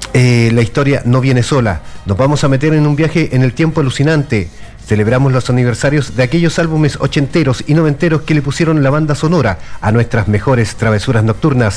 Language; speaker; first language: Spanish; native; Spanish